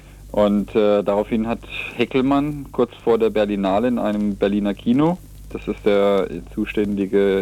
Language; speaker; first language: German; native; German